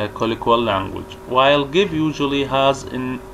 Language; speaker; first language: English; non-native, fluent; Arabic